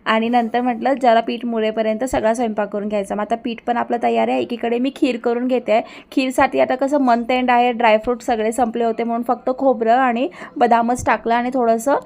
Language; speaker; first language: Marathi; early bilingual, other home language; Hindi